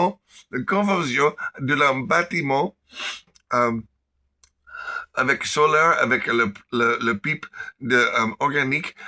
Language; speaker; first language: French; non-native, learner; English